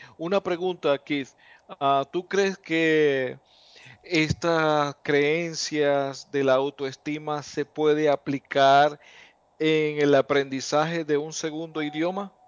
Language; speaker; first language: Spanish; non-native, learner; English